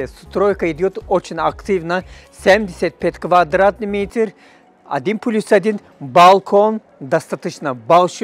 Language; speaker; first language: Russian; non-native, fluent; Turkish